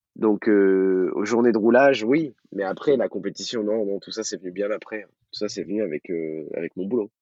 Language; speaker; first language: French; early bilingual, other home language; Arabic